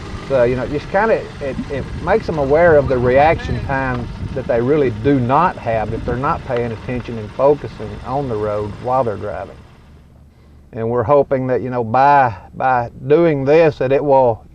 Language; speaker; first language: English; native; English